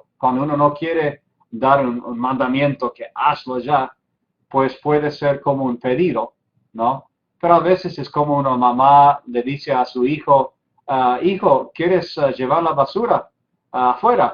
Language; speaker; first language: Spanish; non-native, fluent; English